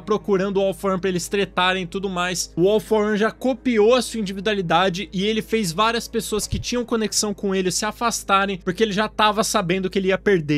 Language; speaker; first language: Portuguese; native; Portuguese